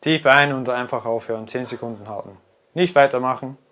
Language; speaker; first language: German; non-native, fluent; English